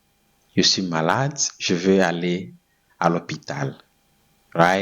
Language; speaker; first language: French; non-native, fluent; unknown